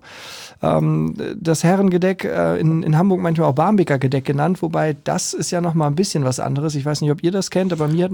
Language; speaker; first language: German; native; German